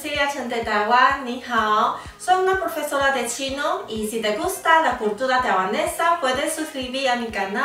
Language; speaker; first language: Spanish; non-native, fluent; Chinese